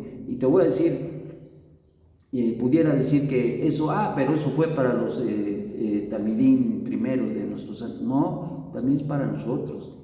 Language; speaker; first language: Spanish; native; Spanish